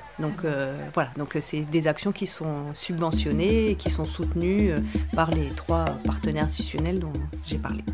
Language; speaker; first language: French; native; French